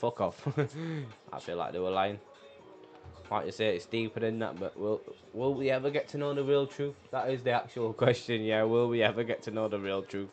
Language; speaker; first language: English; native; English